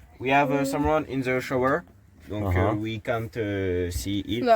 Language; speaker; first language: English; non-native, learner; French